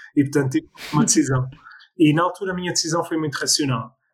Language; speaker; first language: Portuguese; early bilingual, other home language; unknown